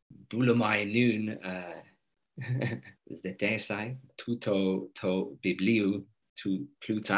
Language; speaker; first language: Greek; non-native, fluent; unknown